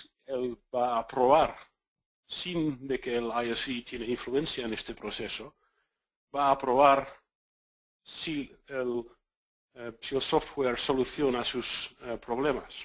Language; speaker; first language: Spanish; non-native, fluent; Dutch